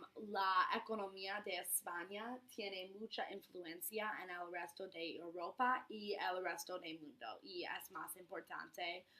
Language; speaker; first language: Spanish; non-native, learner; English